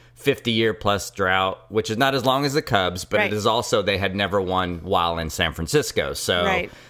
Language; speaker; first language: English; native; English